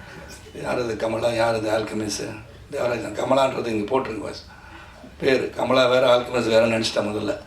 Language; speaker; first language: Tamil; native; Tamil